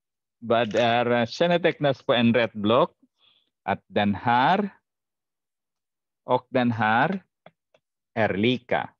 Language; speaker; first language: Swedish; non-native, fluent; Arabic